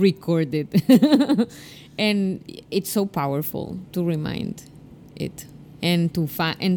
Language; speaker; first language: English; non-native, fluent; Spanish